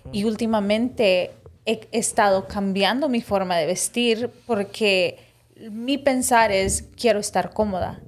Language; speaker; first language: Spanish; early bilingual, heritage; Spanish